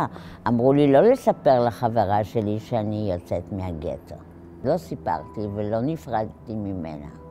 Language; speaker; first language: Hebrew; non-native, fluent; Polish